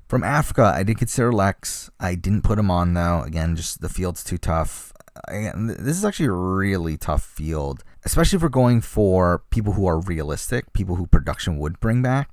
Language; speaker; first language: English; native; English